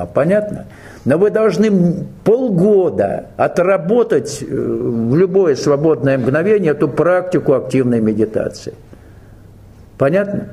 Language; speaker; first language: Russian; native; Russian